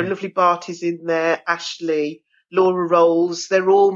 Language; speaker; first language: English; native; English